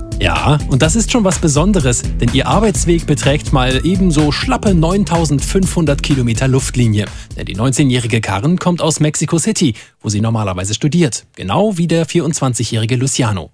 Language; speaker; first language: German; native; German